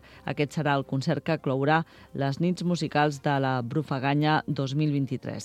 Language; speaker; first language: Catalan; native; Catalan